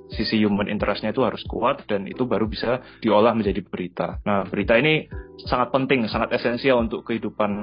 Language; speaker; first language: Indonesian; native; Indonesian